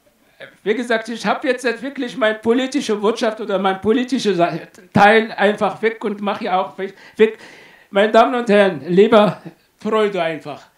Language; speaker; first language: German; non-native, fluent; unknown